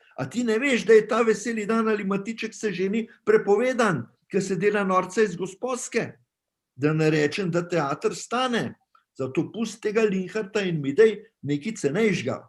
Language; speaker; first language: Slovenian; native; Slovenian